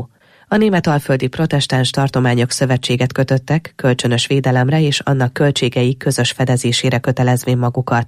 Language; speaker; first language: Hungarian; native; Hungarian